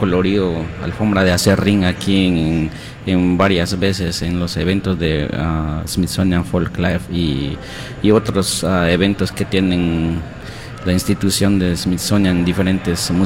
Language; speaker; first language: Spanish; non-native, local second language; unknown